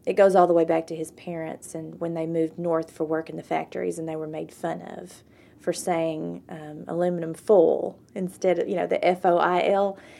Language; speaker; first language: English; native; English